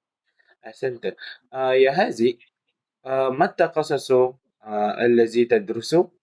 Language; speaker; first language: Arabic; non-native, learner; Malay